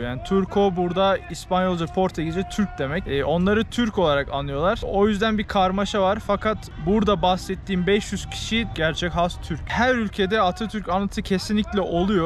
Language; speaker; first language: Turkish; native; Turkish